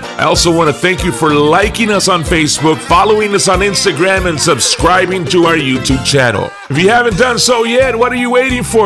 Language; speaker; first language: English; early bilingual, other home language; Spanish